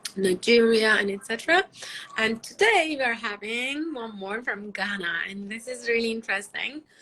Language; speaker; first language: English; non-native, fluent; Azerbaijani